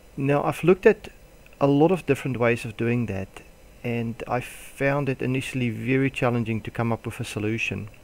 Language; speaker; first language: English; non-native, local second language; Afrikaans